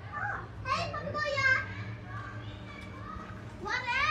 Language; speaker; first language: Swedish; early bilingual, other home language; Persian